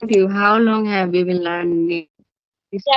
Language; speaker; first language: English; non-native, learner; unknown